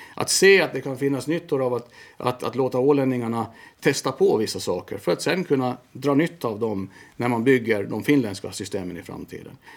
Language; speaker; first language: Swedish; native; Swedish